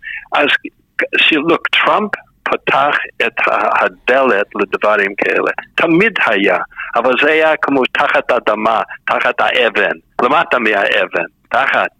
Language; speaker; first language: Hebrew; non-native, fluent; English